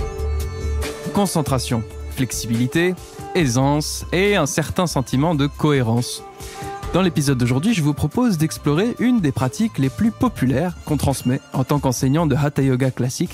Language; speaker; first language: French; native; French